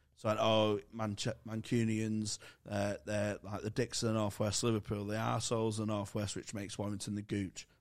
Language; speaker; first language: English; native; English